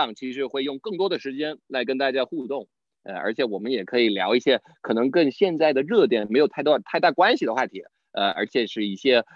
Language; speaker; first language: Chinese; non-native, fluent; English